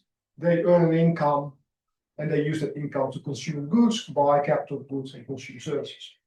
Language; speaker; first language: English; non-native, fluent; Dutch